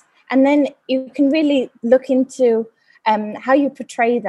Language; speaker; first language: English; native; English